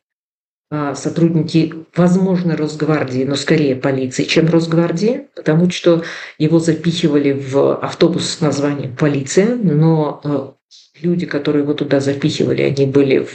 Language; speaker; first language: Russian; native; Russian